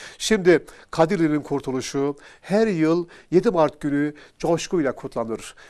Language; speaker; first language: Turkish; native; Turkish